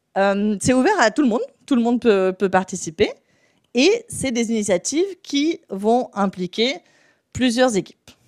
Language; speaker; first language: French; non-native, fluent; Spanish